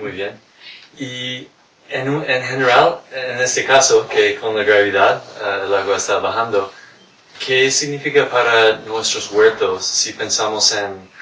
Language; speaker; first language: Spanish; non-native, fluent; English